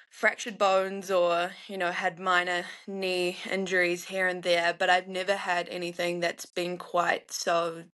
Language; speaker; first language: English; native; English